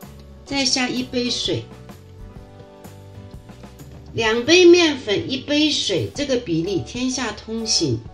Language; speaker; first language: Chinese; native; Chinese